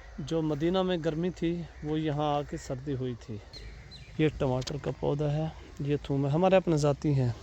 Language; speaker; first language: Urdu; non-native, local second language; Saraiki